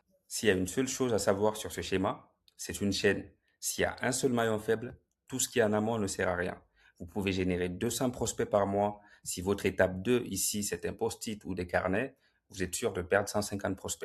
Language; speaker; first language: French; native; French